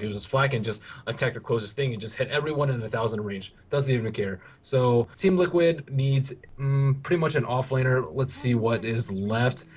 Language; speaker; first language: English; native; English